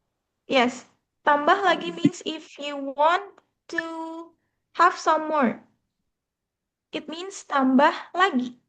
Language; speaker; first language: English; non-native, fluent; Indonesian